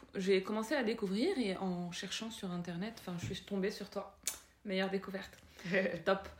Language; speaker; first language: French; non-native, local second language; Arabic